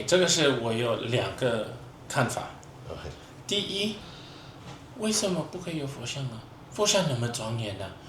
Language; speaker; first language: Chinese; non-native, fluent; English